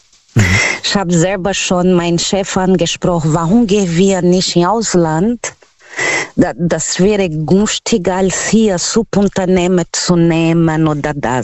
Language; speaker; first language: German; non-native, fluent; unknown